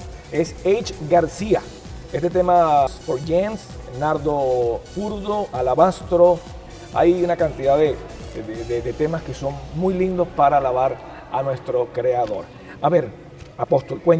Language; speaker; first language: Spanish; native; Spanish